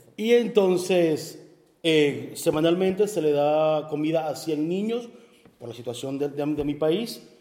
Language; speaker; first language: Spanish; native; Spanish